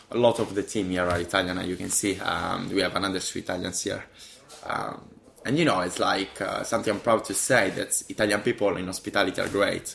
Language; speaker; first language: English; non-native, fluent; Italian